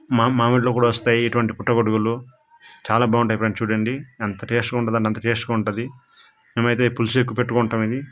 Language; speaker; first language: Telugu; non-native, local second language; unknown